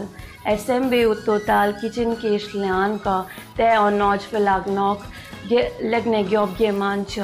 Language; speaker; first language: Hungarian; non-native, learner; Hindi